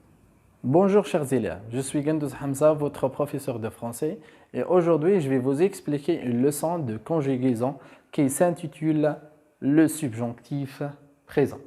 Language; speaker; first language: French; non-native, local second language; Arabic